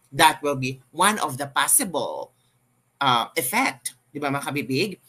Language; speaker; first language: Filipino; non-native, local second language; Cebuano